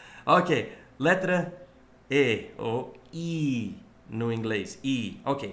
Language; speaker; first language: Portuguese; non-native, fluent; English